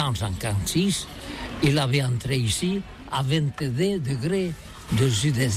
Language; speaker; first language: French; non-native, learner; Catalan